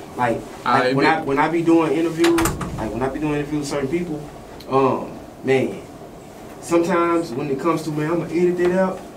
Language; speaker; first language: English; native; English